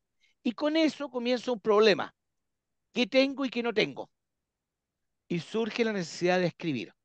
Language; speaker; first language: Spanish; native; Spanish